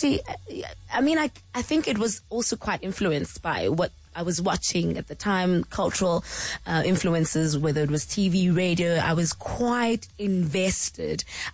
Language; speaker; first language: English; non-native, local second language; Xhosa